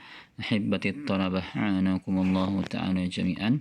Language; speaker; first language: Arabic; non-native, fluent; Indonesian